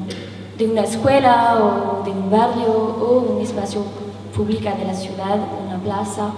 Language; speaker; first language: Spanish; non-native, learner; French